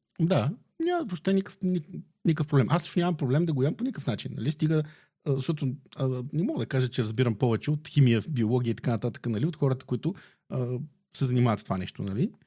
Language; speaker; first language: Bulgarian; native; Bulgarian